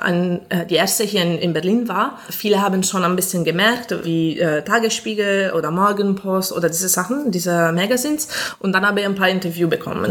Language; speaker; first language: German; non-native, fluent; Italian